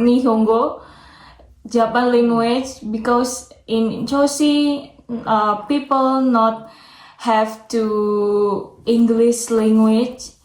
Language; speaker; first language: English; non-native, learner; Indonesian